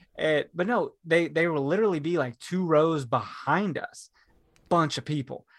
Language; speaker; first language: English; native; English